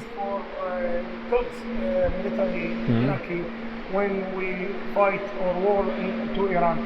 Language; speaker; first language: English; non-native, learner; Arabic